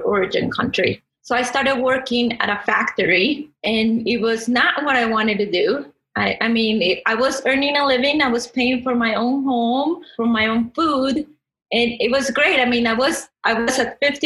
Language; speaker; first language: English; non-native, fluent; Spanish